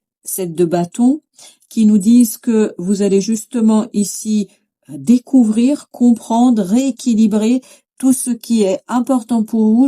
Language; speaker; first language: French; native; French